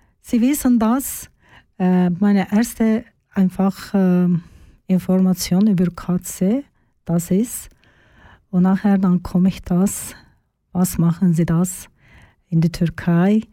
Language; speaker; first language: German; non-native, learner; Turkish